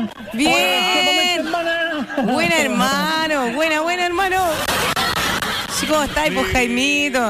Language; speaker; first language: Spanish; native; Spanish